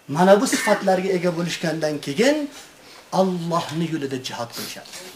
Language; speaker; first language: Uzbek; native; Uzbek